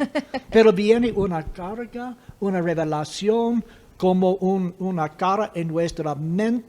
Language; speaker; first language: Spanish; non-native, fluent; English